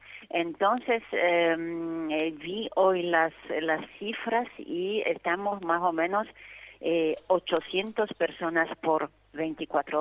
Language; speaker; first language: Spanish; non-native, fluent; Polish